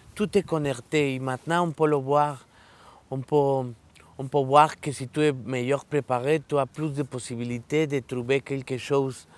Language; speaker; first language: French; non-native, fluent; Spanish